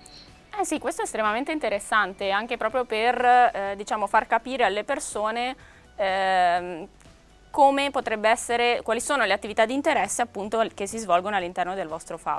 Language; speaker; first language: Italian; native; Italian